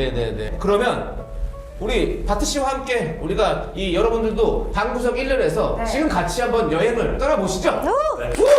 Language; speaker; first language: Korean; native; Korean